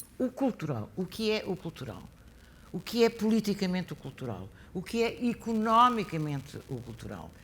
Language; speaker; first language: Portuguese; native; Portuguese